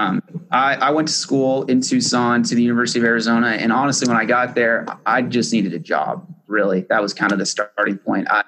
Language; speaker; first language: English; native; English